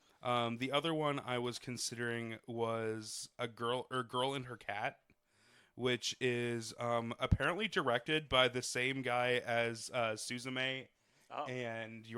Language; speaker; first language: English; native; English